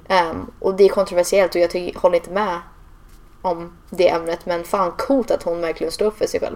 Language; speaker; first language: Swedish; early bilingual, heritage; Swedish